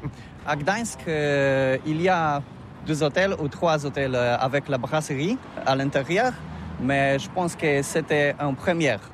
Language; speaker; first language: French; non-native, learner; Polish